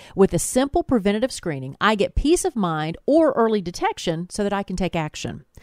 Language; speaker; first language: English; native; English